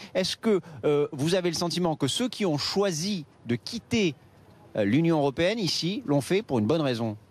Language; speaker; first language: French; native; French